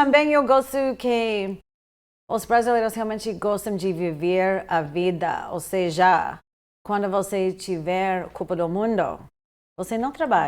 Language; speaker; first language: Portuguese; non-native, fluent; English